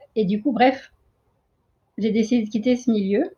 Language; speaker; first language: French; early bilingual, other home language; Tamil